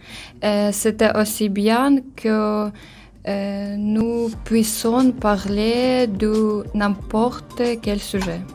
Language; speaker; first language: French; non-native, learner; Ukrainian